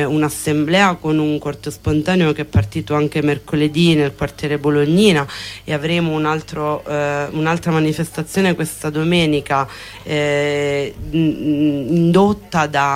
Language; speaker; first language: Italian; native; Italian